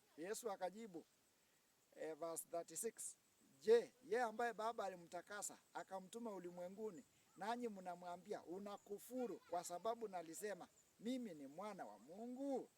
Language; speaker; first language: Swahili; non-native, local second language; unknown